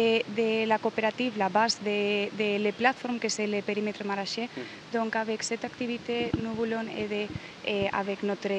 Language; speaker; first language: French; non-native, learner; Spanish